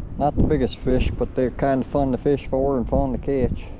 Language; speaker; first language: English; native; English